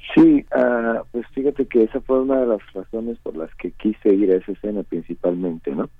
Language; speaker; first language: Spanish; native; Spanish